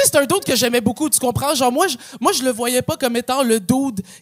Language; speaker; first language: French; native; French